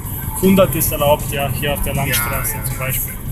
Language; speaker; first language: German; native; German